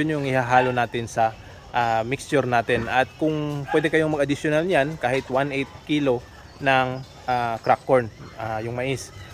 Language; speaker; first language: Filipino; non-native, local second language; Cebuano